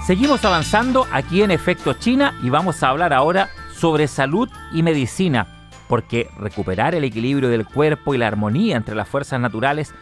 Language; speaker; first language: Spanish; native; Spanish